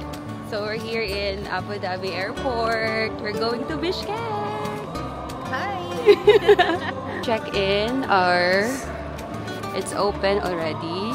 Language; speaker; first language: English; non-native, local second language; Filipino